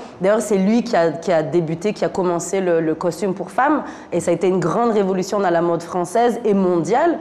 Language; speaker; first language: French; native; French